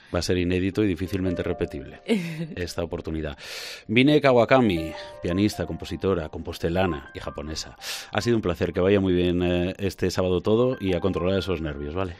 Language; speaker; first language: Spanish; native; Spanish